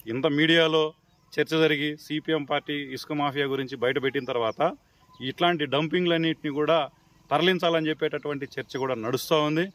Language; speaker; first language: Telugu; native; Telugu